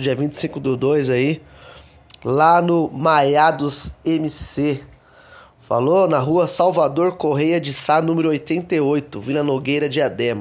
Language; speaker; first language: Portuguese; native; Portuguese